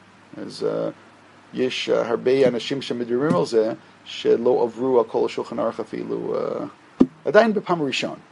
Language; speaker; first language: Hebrew; non-native, fluent; English